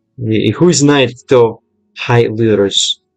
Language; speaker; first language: Russian; non-native, learner; English